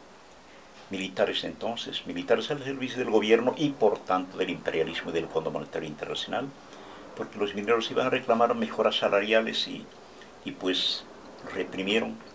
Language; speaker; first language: Spanish; native; Spanish